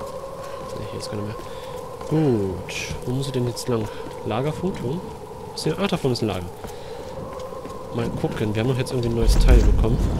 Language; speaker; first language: German; native; German